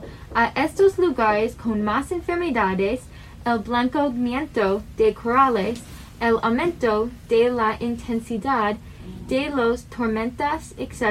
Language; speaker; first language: Spanish; non-native, learner; English